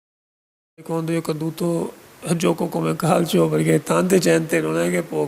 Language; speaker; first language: Italian; non-native, learner; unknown